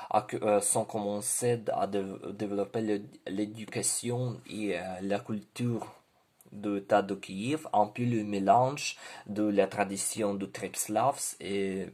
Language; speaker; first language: French; non-native, learner; Ukrainian